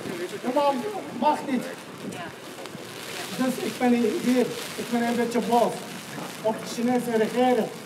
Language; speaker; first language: Dutch; non-native, learner; Mongolian